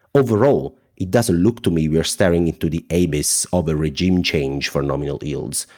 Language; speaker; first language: English; non-native, fluent; Italian